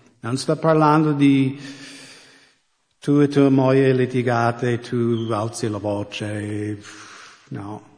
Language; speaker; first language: Italian; non-native, fluent; English